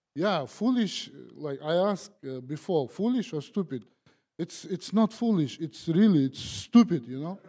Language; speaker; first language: English; non-native, learner; Kazakh